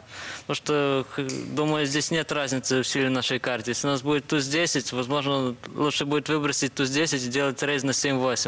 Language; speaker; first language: Russian; native; Russian